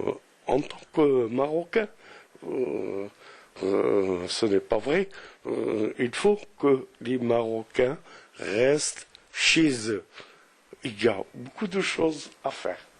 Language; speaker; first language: French; non-native, local second language; Arabic